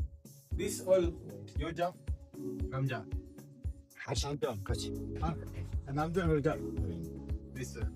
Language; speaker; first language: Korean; non-native, learner; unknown